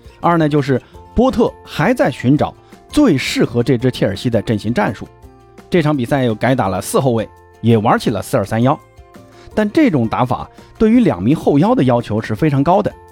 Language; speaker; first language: Chinese; native; Chinese